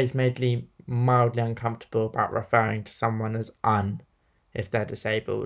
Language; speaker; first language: English; native; English